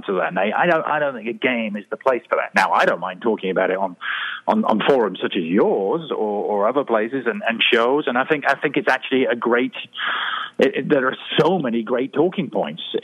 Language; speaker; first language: English; native; English